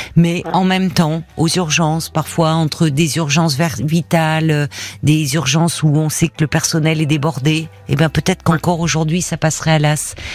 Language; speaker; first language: French; native; French